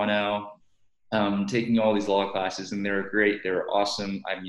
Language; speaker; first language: English; native; English